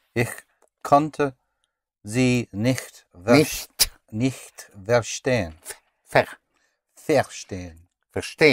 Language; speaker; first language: German; non-native, learner; English